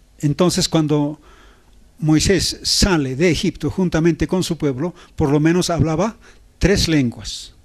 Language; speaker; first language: Spanish; non-native, local second language; Aymara